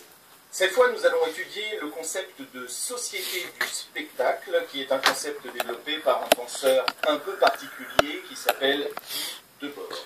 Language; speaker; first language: French; native; French